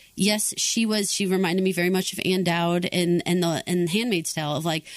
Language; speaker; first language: English; native; English